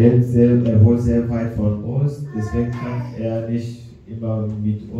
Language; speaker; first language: German; non-native, learner; French